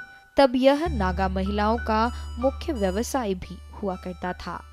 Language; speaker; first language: Hindi; native; Hindi